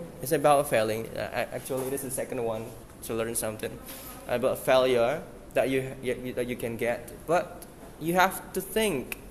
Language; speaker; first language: English; non-native, fluent; Indonesian